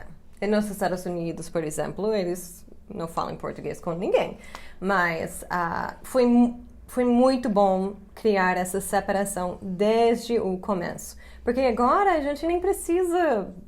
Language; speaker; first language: Portuguese; non-native, fluent; English